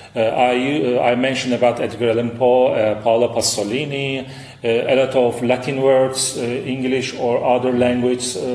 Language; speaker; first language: English; non-native, fluent; Turkish